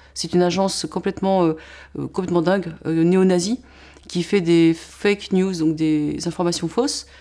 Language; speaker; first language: French; native; French